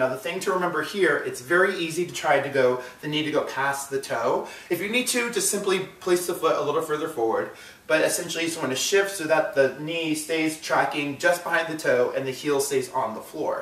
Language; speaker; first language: English; native; English